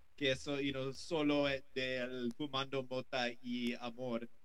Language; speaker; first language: Spanish; non-native, learner; English